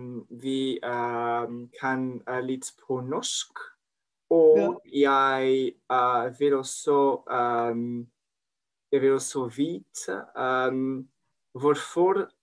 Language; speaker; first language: Norwegian; non-native, learner; French